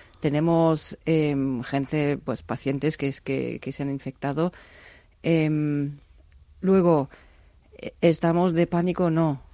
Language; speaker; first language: Spanish; non-native, fluent; German